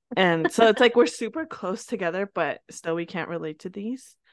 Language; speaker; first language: English; early bilingual, other home language; Spanish